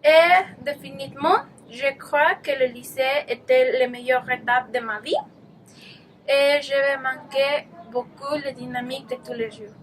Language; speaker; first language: French; non-native, learner; Spanish